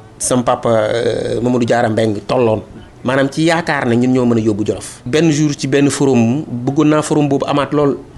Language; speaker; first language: Wolof; native; Wolof